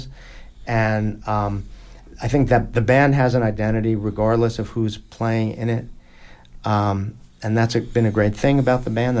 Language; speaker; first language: English; native; English